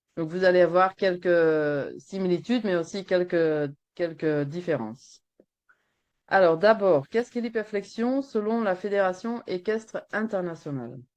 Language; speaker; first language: French; non-native, local second language; Dutch